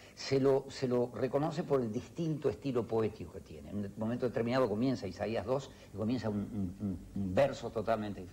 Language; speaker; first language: Spanish; early bilingual, other home language; Yiddish